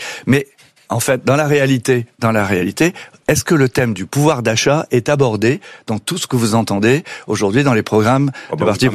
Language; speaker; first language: French; native; French